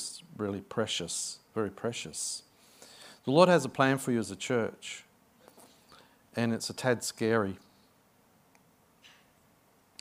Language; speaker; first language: English; native; English